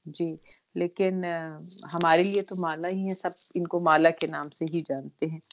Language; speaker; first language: Urdu; native; Urdu